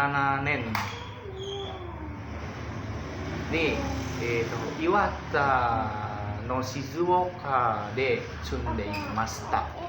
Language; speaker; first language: Japanese; non-native, learner; Indonesian